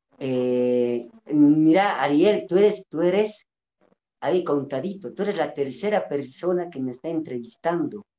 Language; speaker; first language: Spanish; non-native, local second language; Quechua